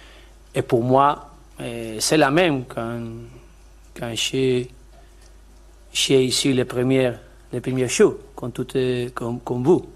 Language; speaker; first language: French; non-native, learner; Spanish